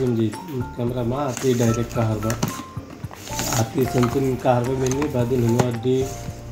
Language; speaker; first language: Arabic; non-native, learner; Hindi